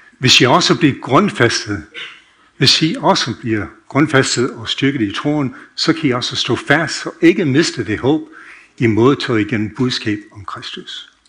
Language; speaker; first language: Danish; non-native, fluent; English